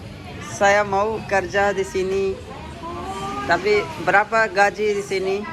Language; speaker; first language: Indonesian; non-native, learner; Urdu